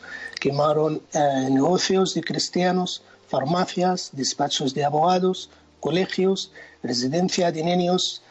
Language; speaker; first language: Spanish; non-native, fluent; Arabic